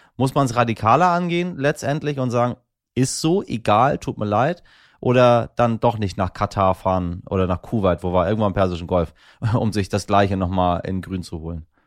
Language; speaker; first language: German; native; German